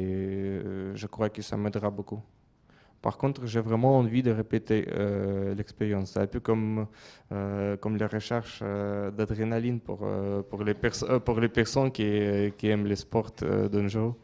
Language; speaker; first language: French; non-native, fluent; Russian